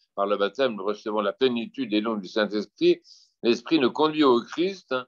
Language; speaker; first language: French; native; French